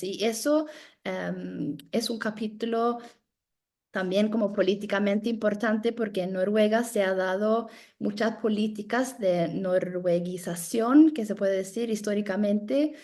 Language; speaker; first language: Spanish; non-native, fluent; Norwegian